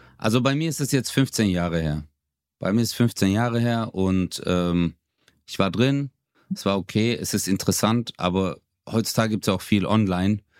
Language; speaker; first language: German; early bilingual, other home language; Turkish